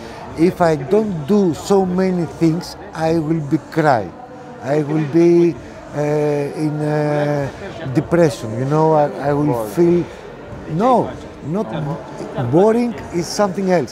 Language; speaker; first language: English; non-native, fluent; Greek